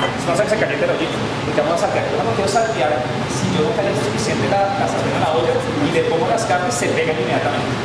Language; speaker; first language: Spanish; native; Spanish